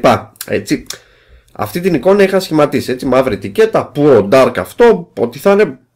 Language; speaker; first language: Greek; native; Greek